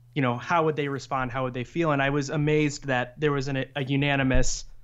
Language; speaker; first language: English; native; English